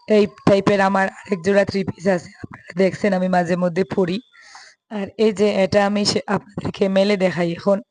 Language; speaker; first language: Bangla; native; Bangla